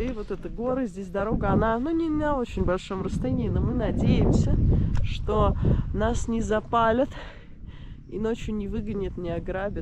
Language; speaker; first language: Russian; native; Russian